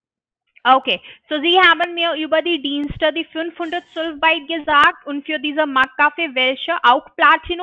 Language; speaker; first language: German; non-native, learner; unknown